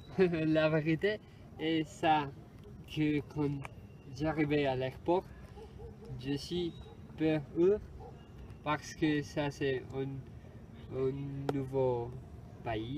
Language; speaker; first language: French; non-native, learner; Spanish